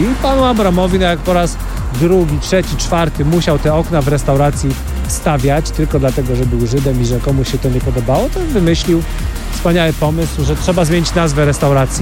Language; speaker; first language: Polish; native; Polish